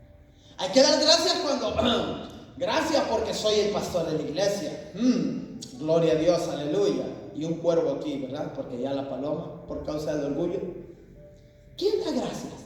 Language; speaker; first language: Spanish; native; Spanish